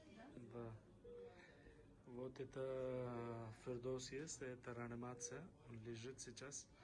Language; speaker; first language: Russian; non-native, learner; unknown